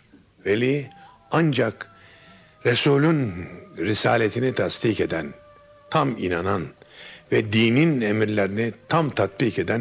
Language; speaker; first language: Turkish; native; Turkish